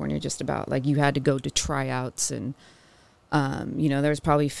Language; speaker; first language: English; native; English